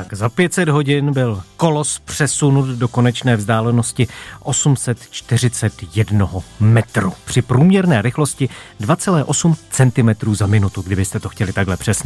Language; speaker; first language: Czech; native; Czech